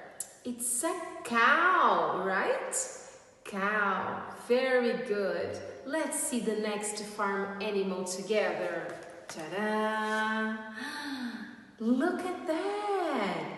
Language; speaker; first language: English; non-native, fluent; Portuguese